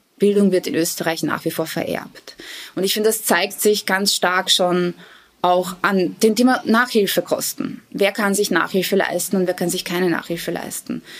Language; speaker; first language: German; early bilingual, other home language; Bosnian